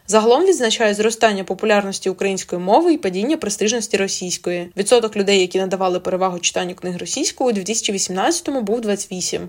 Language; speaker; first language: Ukrainian; native; Ukrainian